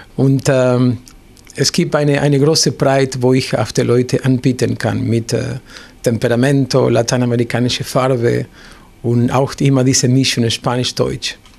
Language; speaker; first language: German; non-native, fluent; Spanish